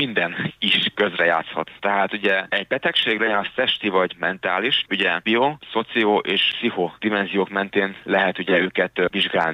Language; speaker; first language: Hungarian; native; Hungarian